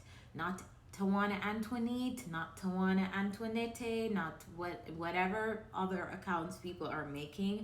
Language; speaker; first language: English; native; English